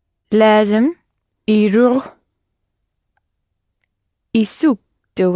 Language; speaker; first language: Arabic; non-native, learner; English